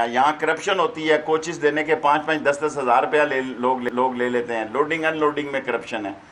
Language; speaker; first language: Urdu; non-native, local second language; Punjabi